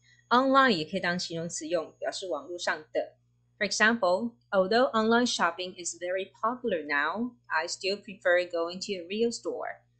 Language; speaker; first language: English; non-native, fluent; Chinese